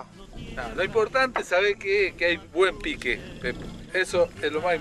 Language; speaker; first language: Spanish; native; Spanish